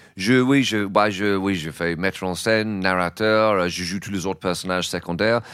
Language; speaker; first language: French; non-native, fluent; English